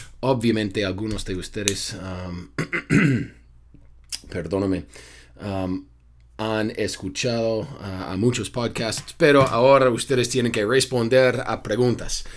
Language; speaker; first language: Spanish; non-native, fluent; English